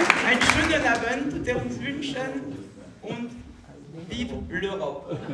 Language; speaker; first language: German; non-native, fluent; French